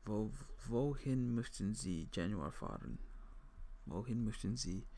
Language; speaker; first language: German; non-native, learner; English